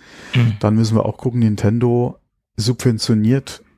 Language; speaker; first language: German; native; German